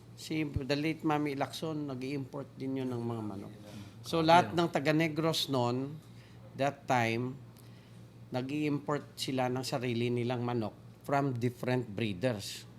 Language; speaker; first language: Filipino; non-native, local second language; Hiligaynon